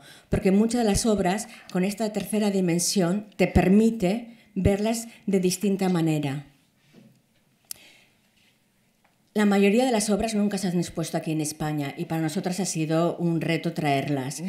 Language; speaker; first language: Spanish; native; Spanish